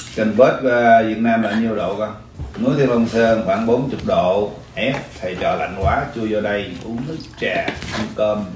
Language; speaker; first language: Vietnamese; early bilingual, heritage; Vietnamese